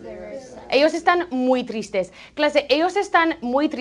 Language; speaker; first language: Spanish; non-native, fluent; English